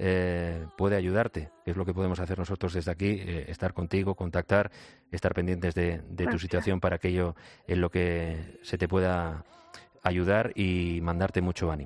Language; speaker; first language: Spanish; native; Spanish